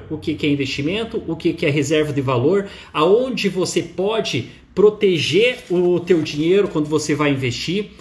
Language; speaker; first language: Portuguese; native; Portuguese